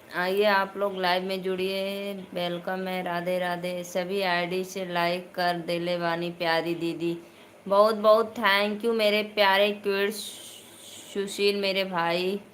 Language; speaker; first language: Hindi; native; Hindi